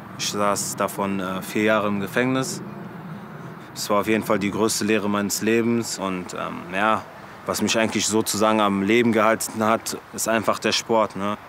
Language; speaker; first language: German; early bilingual, other home language; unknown